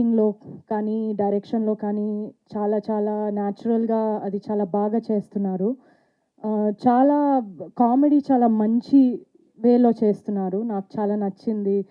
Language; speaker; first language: Telugu; non-native, fluent; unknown